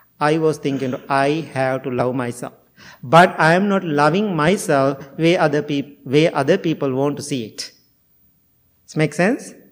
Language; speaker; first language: English; non-native, fluent; Sinhala